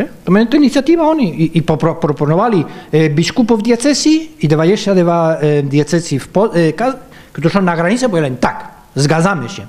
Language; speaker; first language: Polish; non-native, fluent; Spanish